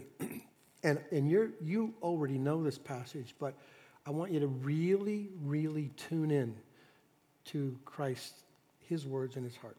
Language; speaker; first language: English; native; English